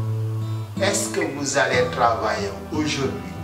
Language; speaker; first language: French; non-native, fluent; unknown